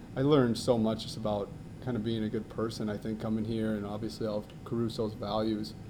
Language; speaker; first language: English; native; English